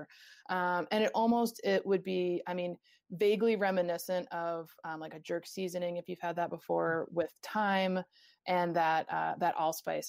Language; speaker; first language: English; native; English